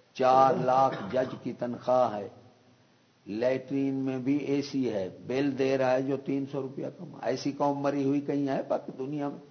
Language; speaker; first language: Urdu; non-native, local second language; Punjabi